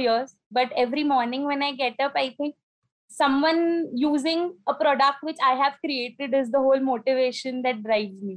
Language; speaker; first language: English; non-native, local second language; Marathi